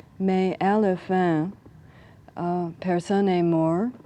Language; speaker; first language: French; non-native, learner; English